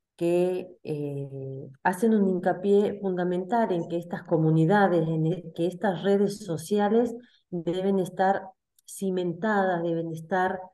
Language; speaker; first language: Spanish; native; Spanish